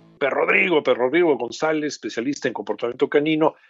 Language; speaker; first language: Spanish; native; Spanish